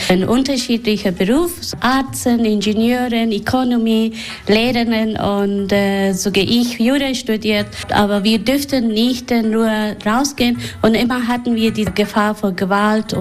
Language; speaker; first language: German; non-native, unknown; Persian